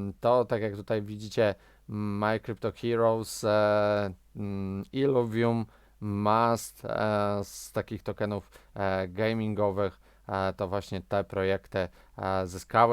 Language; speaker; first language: Polish; native; Polish